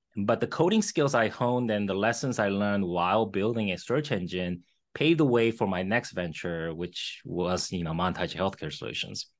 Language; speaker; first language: English; early bilingual, other home language; Korean